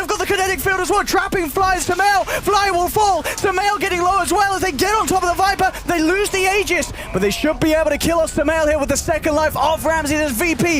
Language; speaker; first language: English; native; English